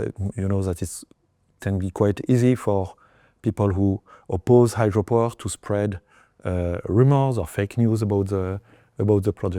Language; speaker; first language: English; non-native, fluent; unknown